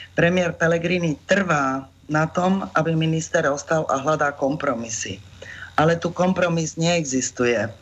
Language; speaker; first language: Slovak; native; Slovak